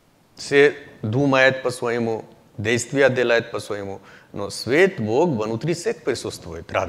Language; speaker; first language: Russian; non-native, learner; Hindi